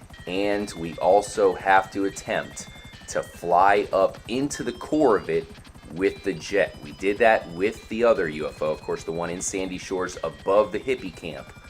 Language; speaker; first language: English; native; English